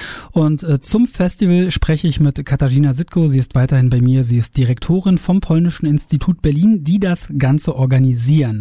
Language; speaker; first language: German; native; German